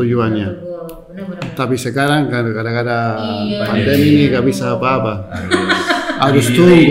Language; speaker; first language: Indonesian; non-native, fluent; Spanish